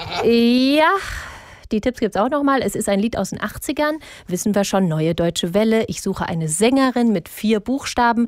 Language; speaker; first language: German; native; German